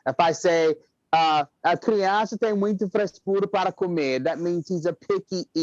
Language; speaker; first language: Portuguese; non-native, fluent; English